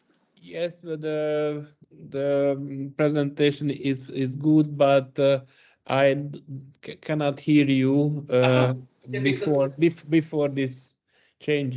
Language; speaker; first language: English; non-native, learner; Hungarian